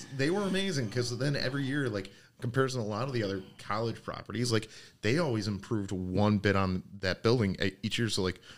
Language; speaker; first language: English; native; English